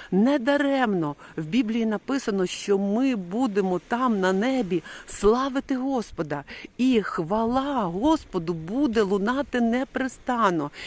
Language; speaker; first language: Ukrainian; non-native, local second language; Russian